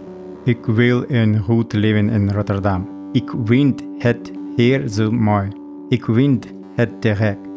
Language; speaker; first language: Dutch; non-native, learner; Russian